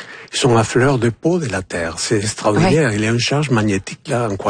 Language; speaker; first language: French; non-native, fluent; Spanish